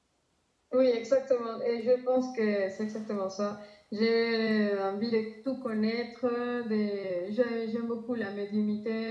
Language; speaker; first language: French; non-native, fluent; Spanish